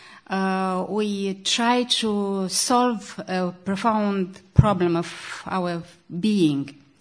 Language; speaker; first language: English; non-native, fluent; Romanian